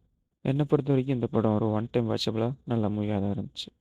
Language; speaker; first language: Tamil; native; Tamil